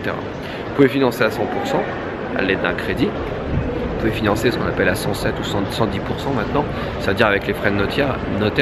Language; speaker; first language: French; native; French